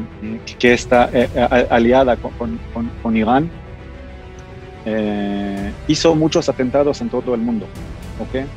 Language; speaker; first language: Spanish; non-native, fluent; Hebrew